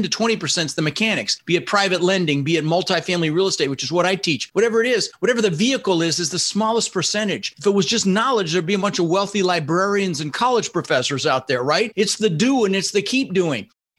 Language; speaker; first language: English; early bilingual, other home language; Dutch